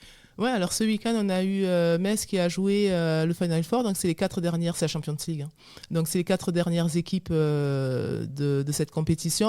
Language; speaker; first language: French; native; French